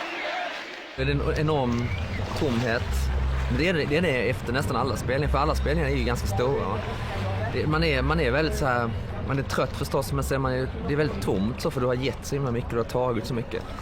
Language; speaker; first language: Swedish; native; Swedish